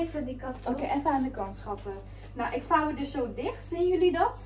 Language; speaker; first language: Dutch; native; Dutch